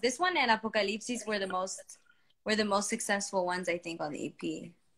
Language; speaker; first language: English; early bilingual, other home language; Spanish